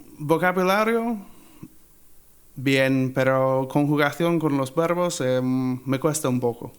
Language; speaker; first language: Spanish; non-native, learner; English